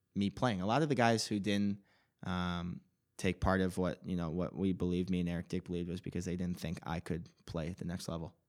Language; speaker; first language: English; native; English